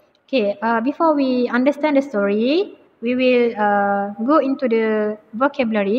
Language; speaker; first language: English; non-native, local second language; Malay